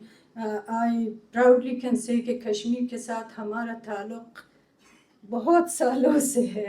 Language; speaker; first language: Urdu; non-native, fluent; Persian